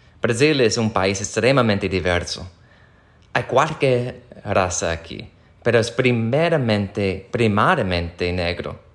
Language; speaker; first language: Spanish; non-native, fluent; English